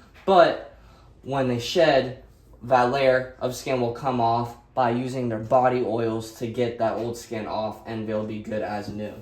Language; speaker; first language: English; native; English